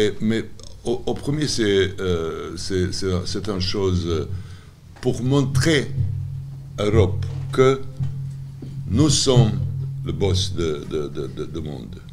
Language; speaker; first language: French; non-native, learner; Serbian